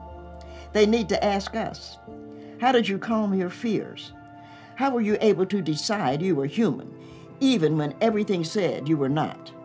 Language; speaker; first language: English; native; English